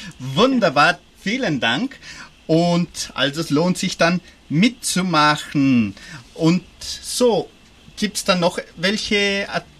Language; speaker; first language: German; early bilingual, heritage; German